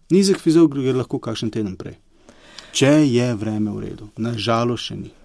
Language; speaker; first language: Slovenian; early bilingual, other home language; Bosnian